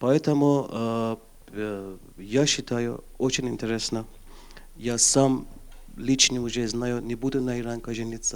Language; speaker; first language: Russian; non-native, learner; Persian